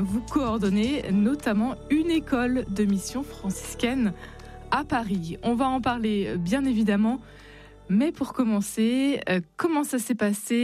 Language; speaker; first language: French; native; French